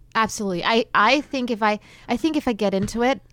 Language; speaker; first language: English; non-native, fluent; German